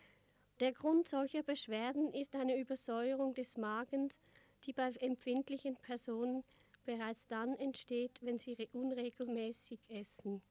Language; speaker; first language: German; native; German